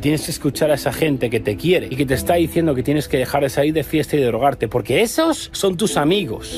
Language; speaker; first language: Spanish; native; Spanish